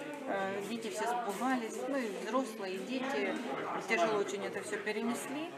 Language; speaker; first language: Russian; native; Russian